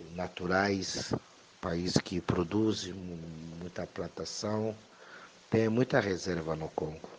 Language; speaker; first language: Portuguese; non-native, fluent; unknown